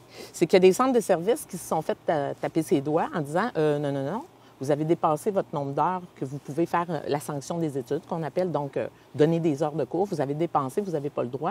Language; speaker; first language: French; native; French